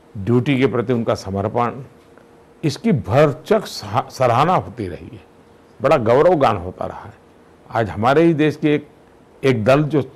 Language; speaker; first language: Hindi; non-native, local second language; Gujarati